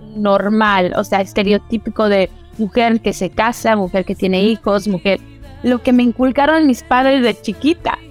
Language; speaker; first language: Spanish; early bilingual, heritage; Spanish